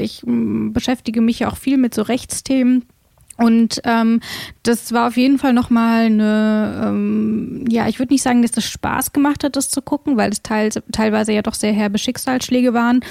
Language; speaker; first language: German; native; German